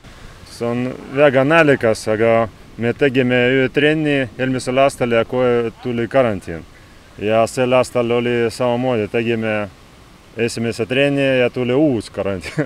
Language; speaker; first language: Estonian; non-native, local second language; Russian